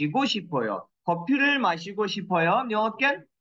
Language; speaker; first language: Korean; non-native, fluent; Kyrgyz